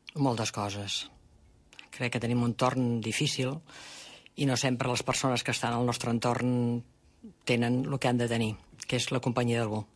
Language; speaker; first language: Catalan; native; Catalan